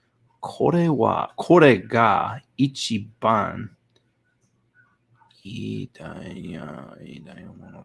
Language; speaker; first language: Japanese; non-native, learner; English